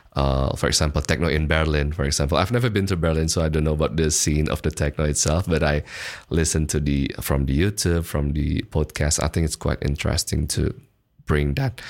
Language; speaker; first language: English; non-native, fluent; Indonesian